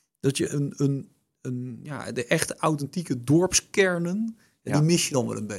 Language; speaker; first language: Dutch; native; Dutch